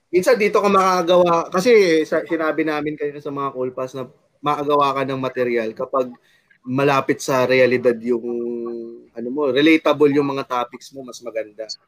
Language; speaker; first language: Filipino; native; Filipino